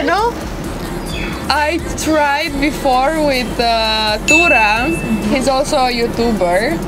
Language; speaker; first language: English; non-native, fluent; Romanian